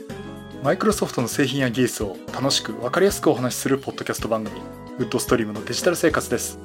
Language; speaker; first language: Japanese; native; Japanese